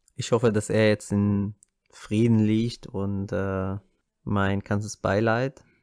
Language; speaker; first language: German; non-native, fluent; Arabic